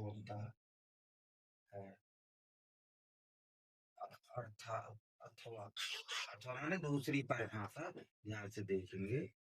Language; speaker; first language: Hindi; native; Hindi